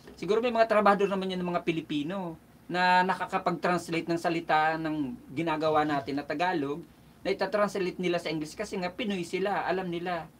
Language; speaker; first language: Filipino; non-native, local second language; Bikol